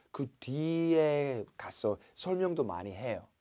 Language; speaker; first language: Korean; non-native, fluent; English